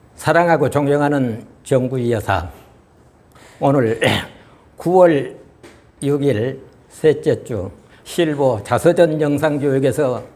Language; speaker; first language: Korean; native; Korean